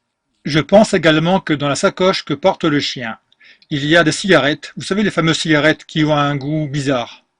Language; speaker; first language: French; native; French